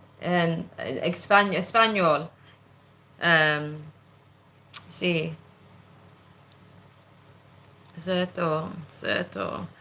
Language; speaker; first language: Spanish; non-native, learner; English